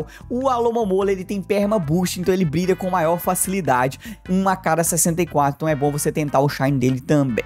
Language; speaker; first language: Portuguese; native; Portuguese